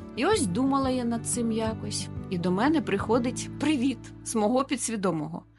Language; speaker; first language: Ukrainian; non-native, local second language; Russian